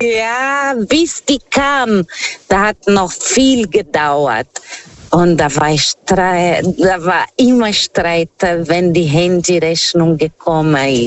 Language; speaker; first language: German; non-native, fluent; Portuguese